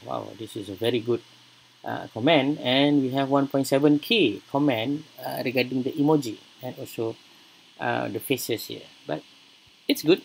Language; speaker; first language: English; non-native, local second language; Malay